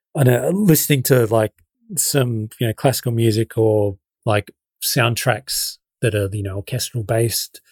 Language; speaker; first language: English; native; English